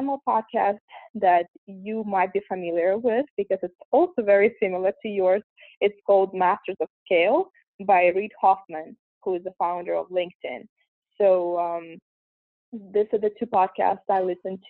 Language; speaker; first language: English; non-native, fluent; Russian